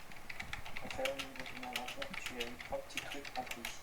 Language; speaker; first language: French; native; French